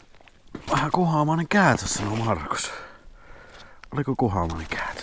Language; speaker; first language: Finnish; native; Finnish